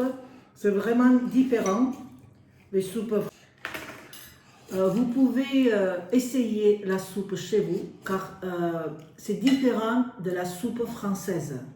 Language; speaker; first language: French; non-native, fluent; Armenian